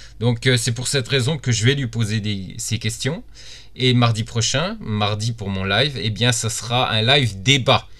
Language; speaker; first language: French; native; French